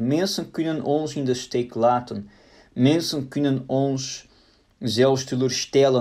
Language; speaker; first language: Dutch; non-native, fluent; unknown